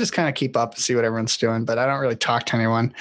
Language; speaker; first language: English; native; English